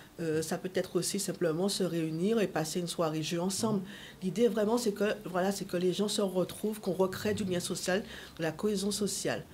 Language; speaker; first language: French; native; French